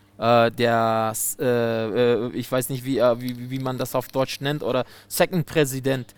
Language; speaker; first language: German; non-native, fluent; Persian